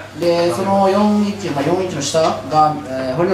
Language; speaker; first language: Japanese; native; Japanese